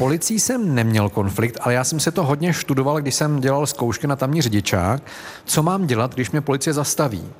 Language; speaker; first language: Czech; native; Czech